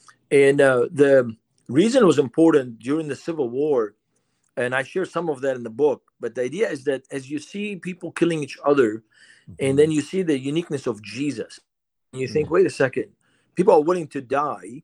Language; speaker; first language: English; non-native, fluent; Arabic